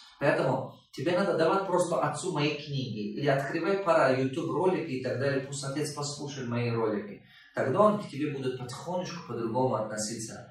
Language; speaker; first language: Russian; non-native, local second language; Tajik